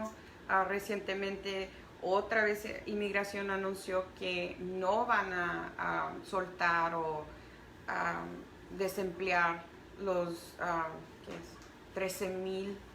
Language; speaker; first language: Spanish; early bilingual, heritage; Spanish